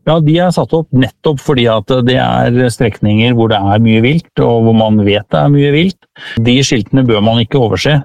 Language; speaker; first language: Norwegian; native; Norwegian